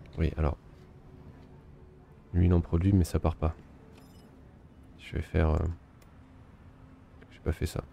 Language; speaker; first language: French; native; French